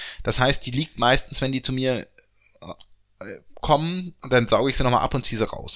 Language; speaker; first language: German; native; German